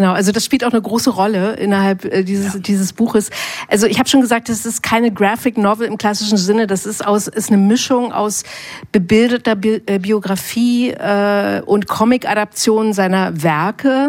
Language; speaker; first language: German; native; German